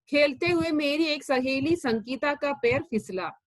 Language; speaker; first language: Hindi; non-native, local second language; Malayalam